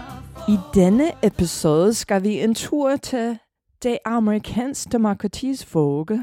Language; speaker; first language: Danish; non-native, fluent; English